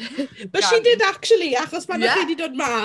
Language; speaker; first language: Welsh; non-native, local second language; English